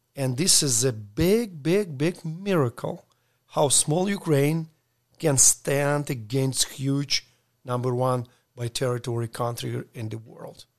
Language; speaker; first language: English; non-native, learner; Ukrainian